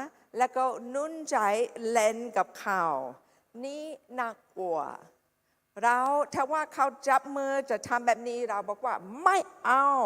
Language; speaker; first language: Thai; non-native, fluent; English